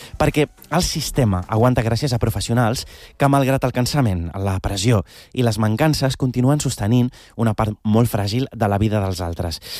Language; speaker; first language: Catalan; early bilingual, other home language; Arabic